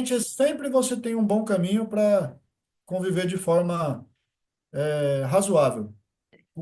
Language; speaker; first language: Portuguese; native; Portuguese